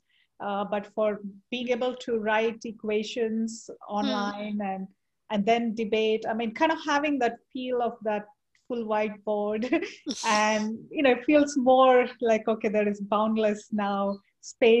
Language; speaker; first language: English; non-native, local second language; Kannada